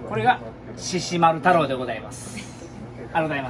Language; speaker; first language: Japanese; native; Japanese